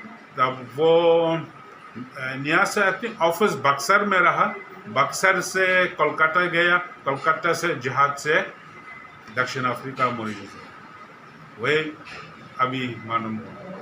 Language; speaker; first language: Hindi; non-native, learner; English